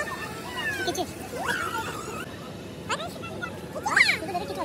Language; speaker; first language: Turkish; early bilingual, other home language; Kazakh